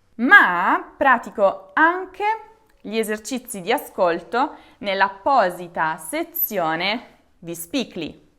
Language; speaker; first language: Italian; native; Italian